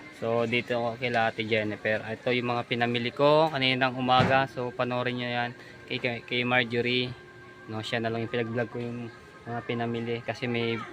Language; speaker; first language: Filipino; native; Filipino